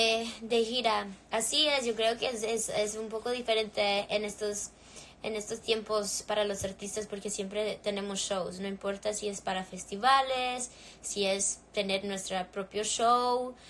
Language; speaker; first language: Spanish; early bilingual, heritage; English